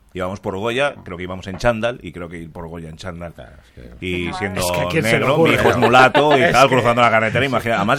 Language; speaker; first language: Spanish; early bilingual, other home language; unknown